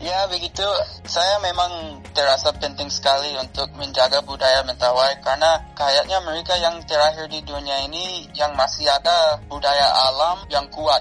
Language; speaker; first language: Indonesian; non-native, fluent; English